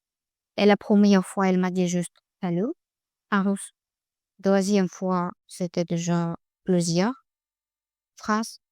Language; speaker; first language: French; non-native, learner; Russian